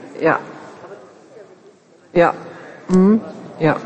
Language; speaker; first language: German; native; German